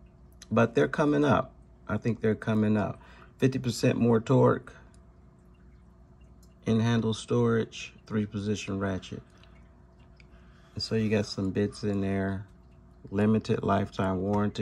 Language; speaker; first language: English; native; English